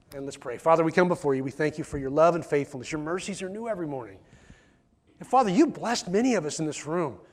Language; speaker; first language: English; native; English